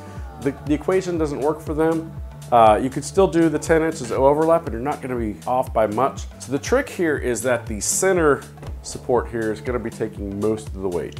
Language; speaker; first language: English; native; English